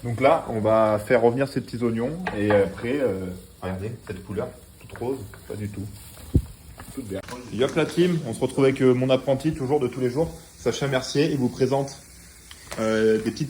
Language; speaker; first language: French; native; French